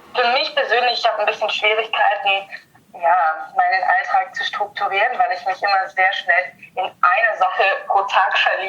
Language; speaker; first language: German; native; German